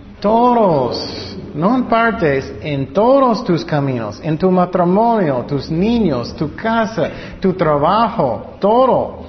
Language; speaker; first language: Spanish; non-native, fluent; English